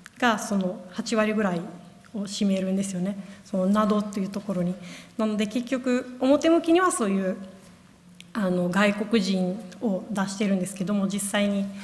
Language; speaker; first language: Japanese; non-native, fluent; Italian